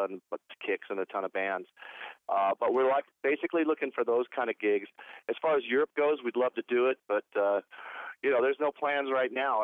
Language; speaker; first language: English; native; English